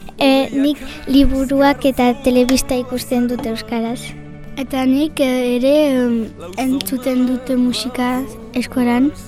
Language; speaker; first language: Basque; non-native, local second language; French